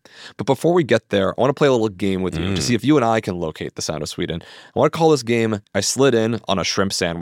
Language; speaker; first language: English; native; English